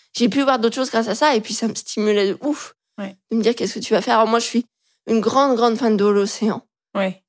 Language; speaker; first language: French; native; French